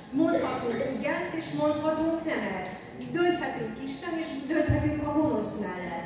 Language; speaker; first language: Hungarian; native; Hungarian